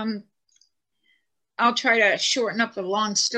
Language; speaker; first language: English; native; English